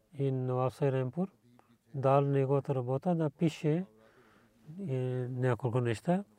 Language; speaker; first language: Bulgarian; non-native, learner; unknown